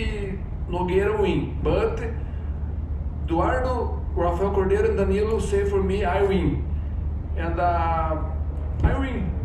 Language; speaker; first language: English; non-native, learner; Portuguese